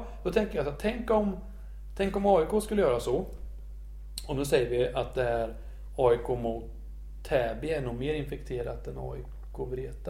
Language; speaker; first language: Swedish; native; Swedish